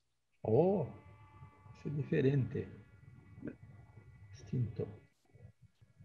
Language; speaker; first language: Spanish; non-native, learner; Portuguese